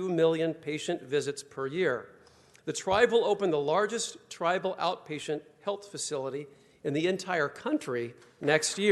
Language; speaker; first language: English; native; English